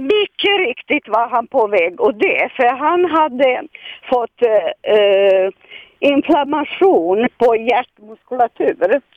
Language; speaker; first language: Swedish; non-native, fluent; Serbian